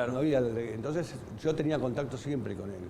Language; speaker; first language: Spanish; native; Spanish